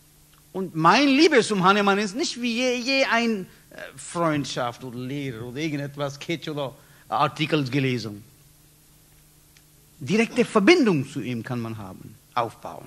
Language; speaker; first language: German; non-native, learner; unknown